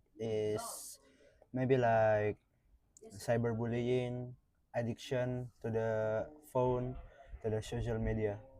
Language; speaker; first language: English; non-native, fluent; Indonesian